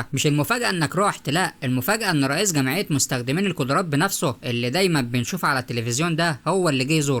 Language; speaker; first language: Arabic; native; Arabic